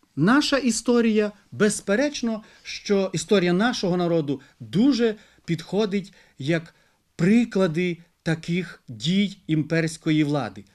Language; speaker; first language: Ukrainian; native; Ukrainian